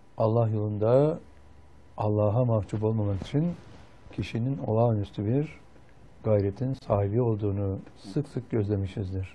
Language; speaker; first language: Turkish; native; Turkish